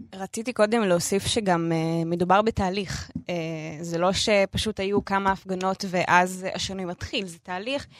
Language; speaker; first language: Hebrew; non-native, local second language; Arabic